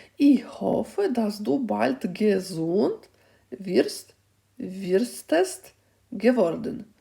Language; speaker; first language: German; non-native, fluent; Ukrainian